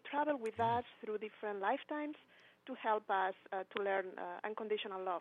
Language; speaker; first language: English; non-native, fluent; Spanish